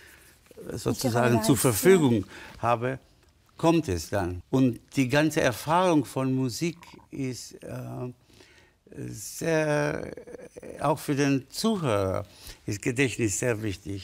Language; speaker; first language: German; non-native, fluent; Spanish